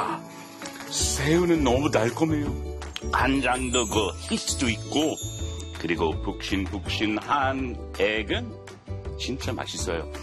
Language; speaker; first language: Korean; non-native, fluent; English